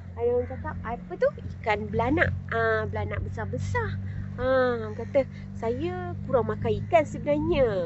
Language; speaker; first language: Malay; native; Malay